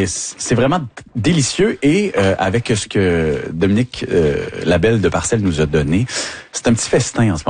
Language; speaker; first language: French; native; French